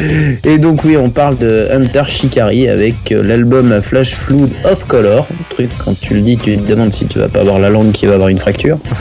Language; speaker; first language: French; native; French